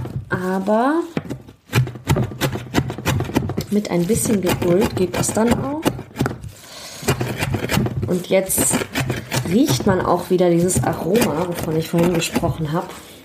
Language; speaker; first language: German; native; German